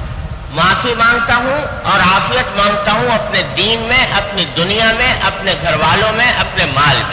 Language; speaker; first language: Urdu; native; Urdu